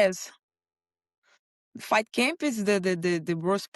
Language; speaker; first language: English; non-native, learner; Portuguese